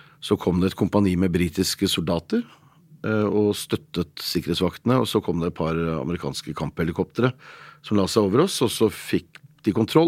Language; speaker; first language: Norwegian; native; Norwegian